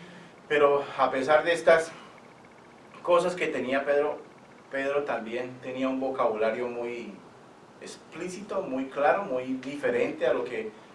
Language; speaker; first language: Spanish; native; Spanish